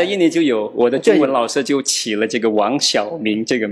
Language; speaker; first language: Chinese; non-native, fluent; Madurese